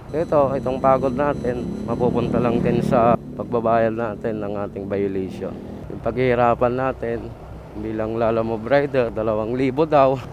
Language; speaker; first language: Filipino; native; Filipino